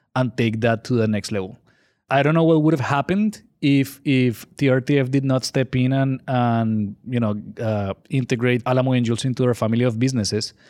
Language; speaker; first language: English; non-native, fluent; Spanish